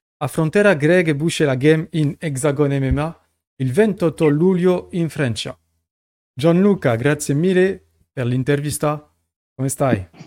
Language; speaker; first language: Italian; non-native, learner; French